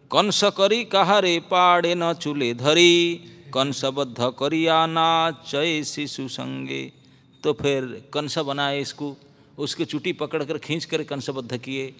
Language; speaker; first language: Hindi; non-native, local second language; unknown